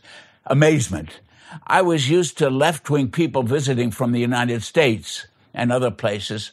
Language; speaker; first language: English; native; English